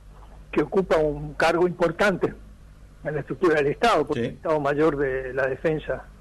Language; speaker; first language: Spanish; native; Spanish